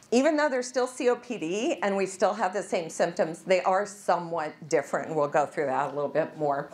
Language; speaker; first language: English; native; English